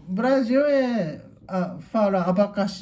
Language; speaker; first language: Portuguese; non-native, learner; Japanese